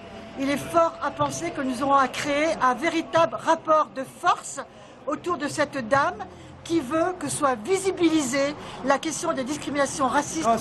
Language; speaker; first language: French; native; French